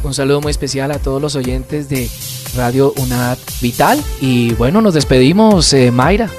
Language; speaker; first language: Spanish; native; Spanish